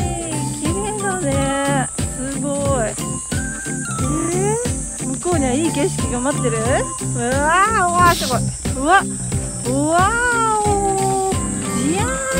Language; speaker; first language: Japanese; native; Japanese